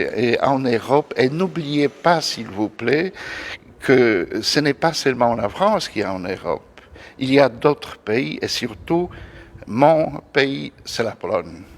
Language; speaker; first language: French; non-native, fluent; Polish